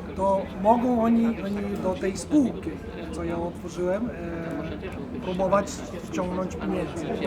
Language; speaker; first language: Polish; non-native, learner; Italian